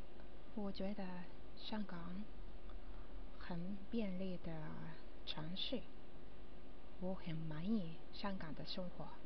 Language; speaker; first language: Chinese; non-native, learner; Japanese